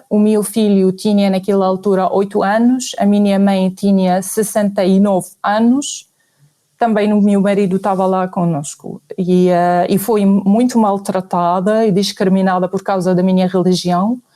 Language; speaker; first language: Portuguese; non-native, fluent; Arabic